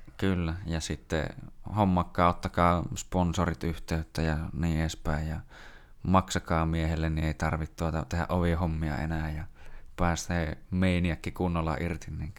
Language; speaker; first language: Finnish; native; Finnish